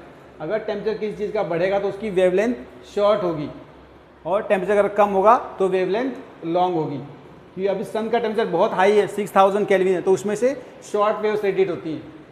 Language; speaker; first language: Hindi; native; Hindi